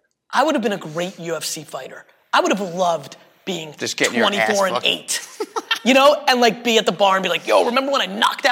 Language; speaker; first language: English; early bilingual, other home language; Russian